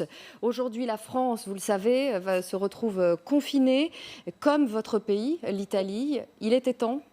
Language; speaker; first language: French; native; French